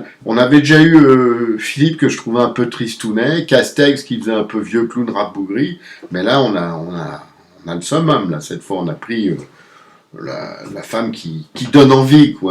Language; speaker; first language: French; native; French